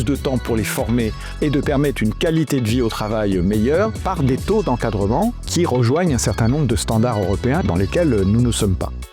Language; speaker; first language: French; native; French